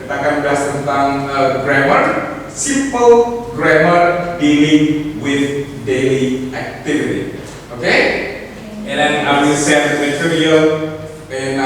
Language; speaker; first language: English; non-native, fluent; Indonesian